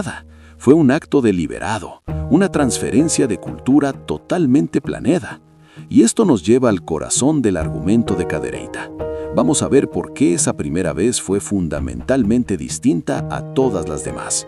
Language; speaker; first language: Spanish; native; Spanish